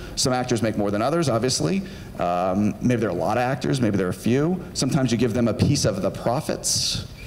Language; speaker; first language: English; native; English